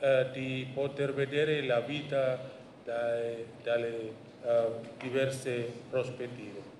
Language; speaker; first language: Italian; non-native, learner; Indonesian